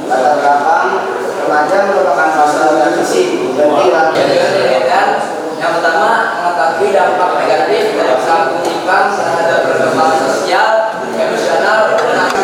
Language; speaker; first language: Indonesian; native; Indonesian